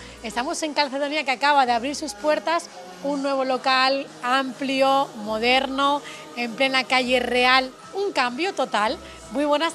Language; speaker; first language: Spanish; native; Spanish